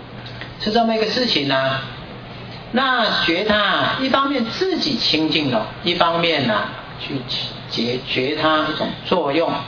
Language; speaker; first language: Chinese; native; Chinese